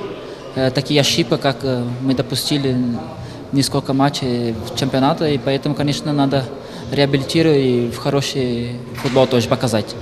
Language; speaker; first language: Russian; non-native, fluent; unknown